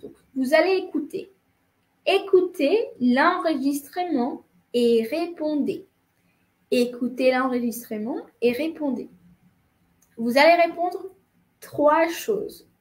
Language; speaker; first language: French; non-native, fluent; Spanish